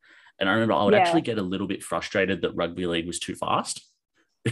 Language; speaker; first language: English; native; English